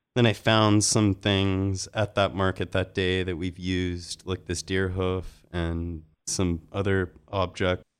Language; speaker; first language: English; native; English